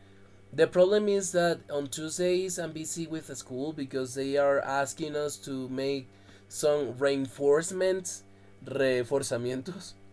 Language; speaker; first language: English; non-native, fluent; Spanish